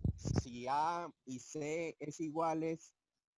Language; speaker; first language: Spanish; native; Spanish